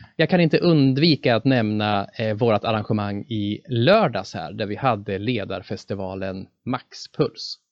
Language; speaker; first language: Swedish; native; Swedish